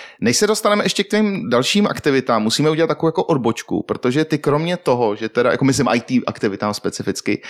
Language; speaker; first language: Czech; native; Czech